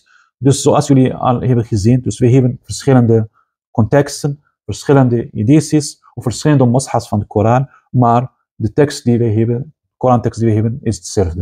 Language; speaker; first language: Dutch; non-native, fluent; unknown